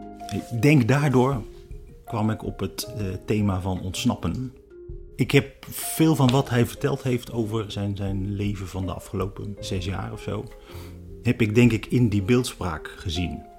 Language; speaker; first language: Dutch; native; Dutch